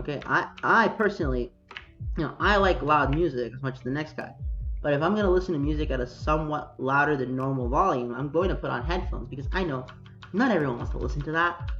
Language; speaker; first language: English; native; English